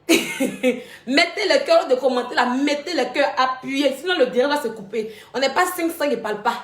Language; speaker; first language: French; native; French